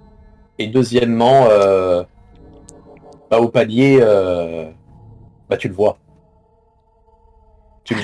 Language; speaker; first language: French; native; French